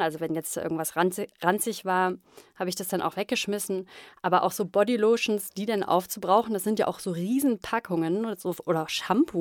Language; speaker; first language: German; native; German